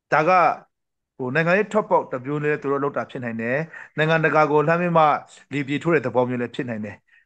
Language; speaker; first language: Burmese; non-native, local second language; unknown